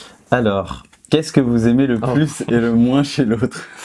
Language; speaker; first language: French; native; French